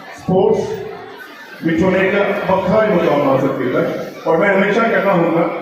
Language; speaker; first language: Hindi; non-native, local second language; Punjabi